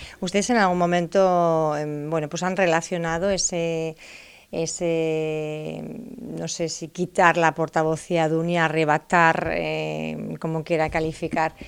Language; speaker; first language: Spanish; native; Spanish